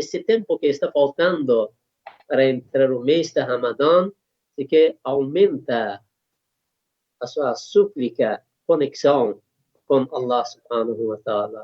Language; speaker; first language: Portuguese; non-native, learner; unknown